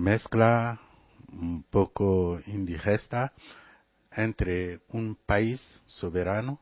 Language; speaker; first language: Spanish; non-native, fluent; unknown